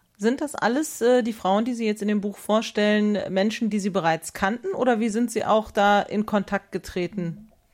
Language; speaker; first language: German; native; German